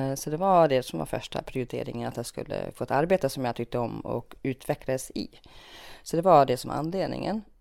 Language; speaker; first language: Swedish; early bilingual, other home language; Finnish